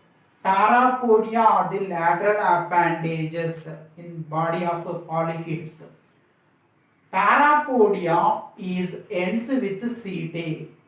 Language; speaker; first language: English; non-native, local second language; Telugu